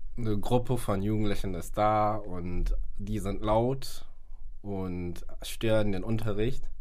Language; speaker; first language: German; early bilingual, other home language; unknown